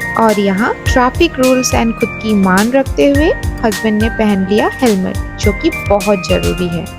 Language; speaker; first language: Hindi; non-native, local second language; Bangla